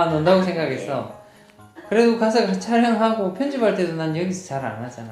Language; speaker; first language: Korean; native; Korean